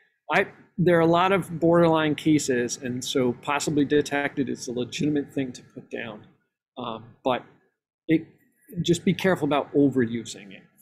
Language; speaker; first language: English; native; English